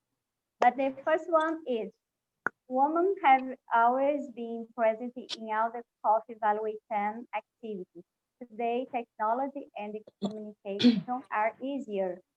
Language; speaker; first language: English; non-native, learner; Portuguese